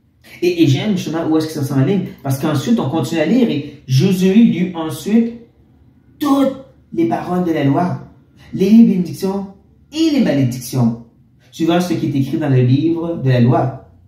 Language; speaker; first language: French; native; French